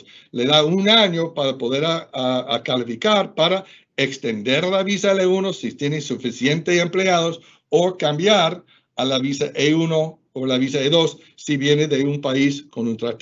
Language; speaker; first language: Spanish; non-native, fluent; English